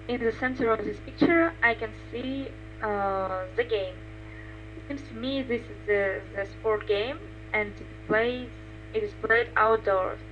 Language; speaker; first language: English; non-native, learner; Russian